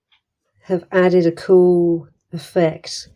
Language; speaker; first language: English; native; English